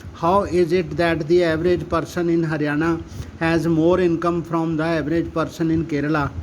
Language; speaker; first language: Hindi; non-native, local second language; Punjabi